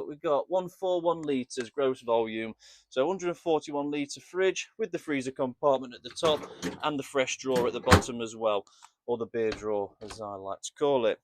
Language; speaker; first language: English; native; English